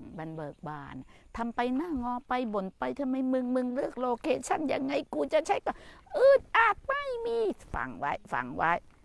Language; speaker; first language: Thai; native; Thai